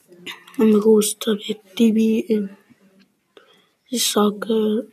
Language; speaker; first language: Spanish; early bilingual, heritage; Spanish